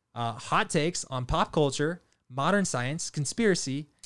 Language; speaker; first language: English; native; English